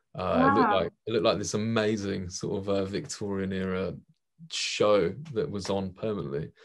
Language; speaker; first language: English; native; English